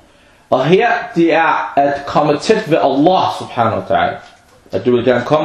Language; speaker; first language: Danish; non-native, fluent; Arabic